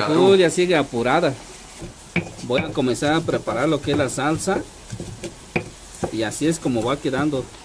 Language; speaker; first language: Spanish; native; Spanish